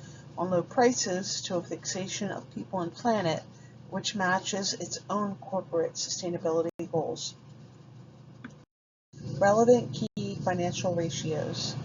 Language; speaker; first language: English; native; English